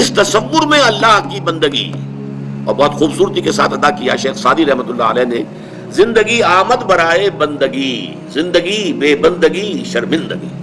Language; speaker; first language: Urdu; native; Urdu